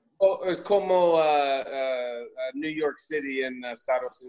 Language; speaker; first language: Spanish; non-native, learner; English